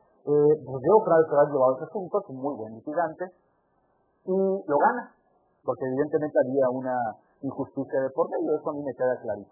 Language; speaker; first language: Spanish; native; Spanish